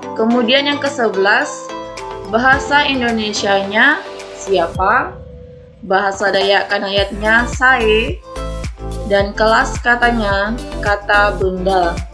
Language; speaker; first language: Indonesian; non-native, local second language; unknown